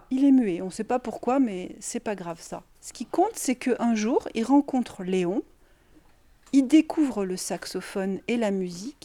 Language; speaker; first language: French; native; French